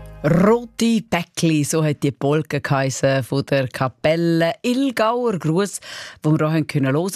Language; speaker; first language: German; native; German